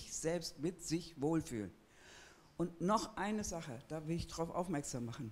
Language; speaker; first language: German; native; German